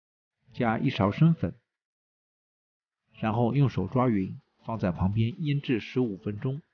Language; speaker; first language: Chinese; native; Chinese